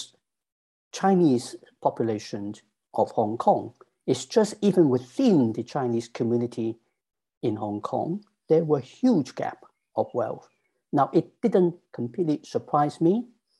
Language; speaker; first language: English; non-native, local second language; Cantonese